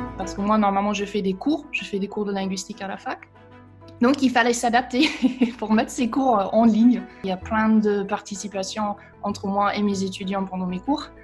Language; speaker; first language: French; non-native, fluent; English